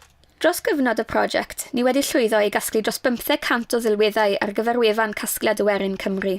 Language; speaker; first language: Welsh; native; Welsh